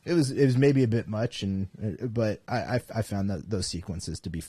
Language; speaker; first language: English; native; English